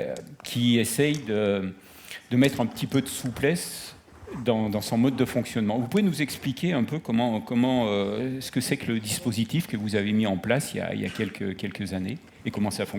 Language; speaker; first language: French; native; French